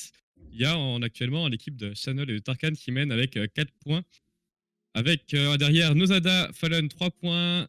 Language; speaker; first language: French; native; French